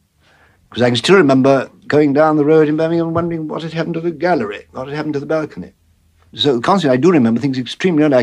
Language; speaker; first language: English; native; English